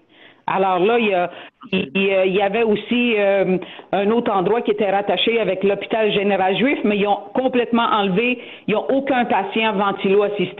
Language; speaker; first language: French; native; French